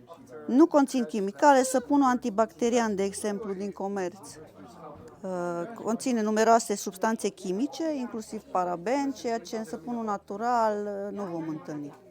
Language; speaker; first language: Romanian; native; Romanian